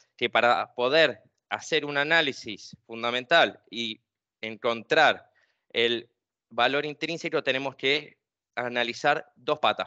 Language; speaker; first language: Spanish; native; Spanish